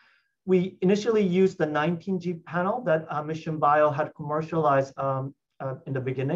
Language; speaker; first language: English; non-native, fluent; Japanese